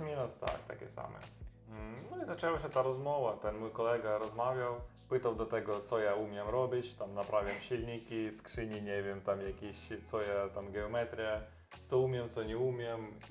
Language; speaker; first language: Polish; non-native, learner; Russian